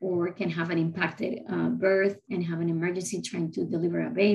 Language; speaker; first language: English; non-native, fluent; Spanish